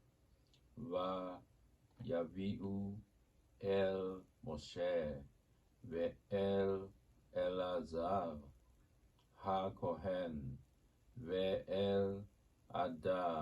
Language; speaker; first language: Hebrew; non-native, learner; Japanese